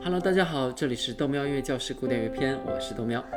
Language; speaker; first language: Chinese; native; Chinese